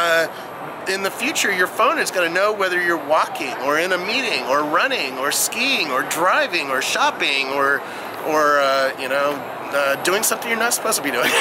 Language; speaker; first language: English; native; English